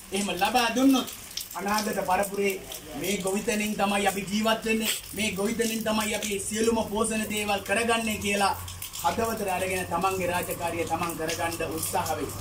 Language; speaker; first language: Sinhala; non-native, local second language; Tamil